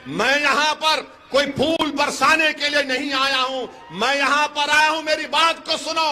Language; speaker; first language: Urdu; native; Urdu